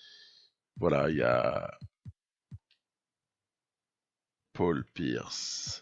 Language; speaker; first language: French; native; French